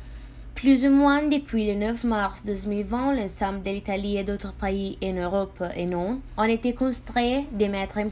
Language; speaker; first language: French; non-native, fluent; Italian